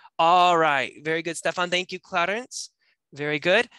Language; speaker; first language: English; native; English